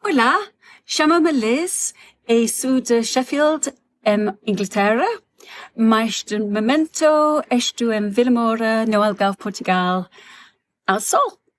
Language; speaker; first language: Portuguese; non-native, learner; English